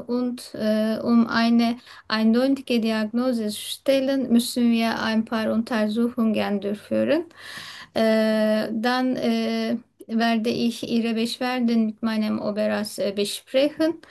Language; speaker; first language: German; non-native, learner; Turkish